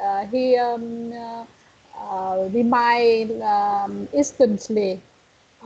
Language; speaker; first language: English; non-native, learner; Vietnamese